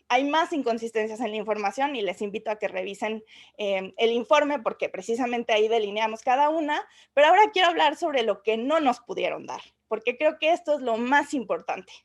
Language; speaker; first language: Spanish; native; Spanish